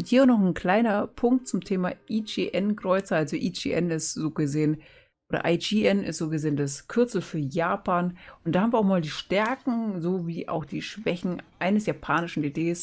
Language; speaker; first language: German; native; German